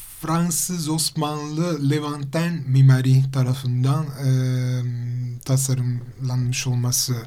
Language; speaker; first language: Turkish; non-native, fluent; Italian